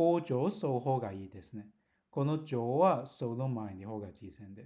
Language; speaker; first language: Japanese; non-native, learner; Cantonese